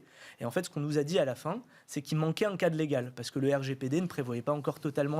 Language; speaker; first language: French; native; French